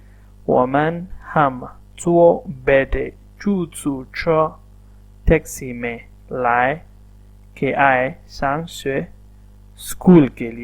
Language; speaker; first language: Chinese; non-native, fluent; Urdu